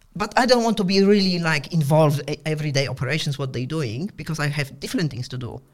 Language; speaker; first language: English; non-native, fluent; Polish